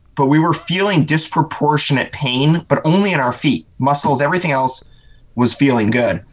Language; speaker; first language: English; native; English